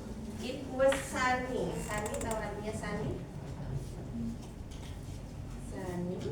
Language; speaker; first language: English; non-native, learner; Indonesian